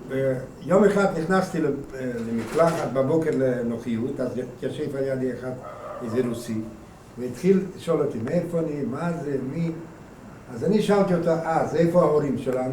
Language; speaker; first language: Hebrew; non-native, fluent; Hungarian